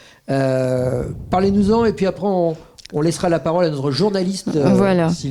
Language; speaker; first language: French; native; French